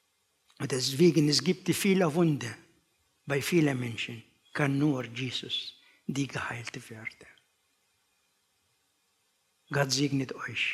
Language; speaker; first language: German; non-native, learner; Arabic